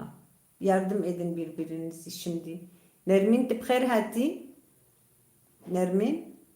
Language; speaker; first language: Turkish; non-native, local second language; Kurdish